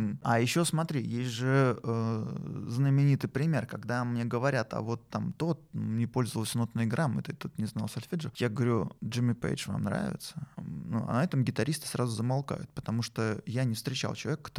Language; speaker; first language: Russian; native; Russian